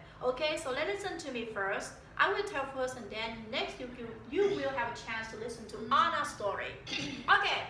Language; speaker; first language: English; non-native, fluent; Vietnamese